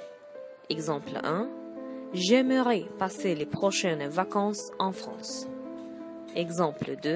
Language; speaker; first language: French; non-native, fluent; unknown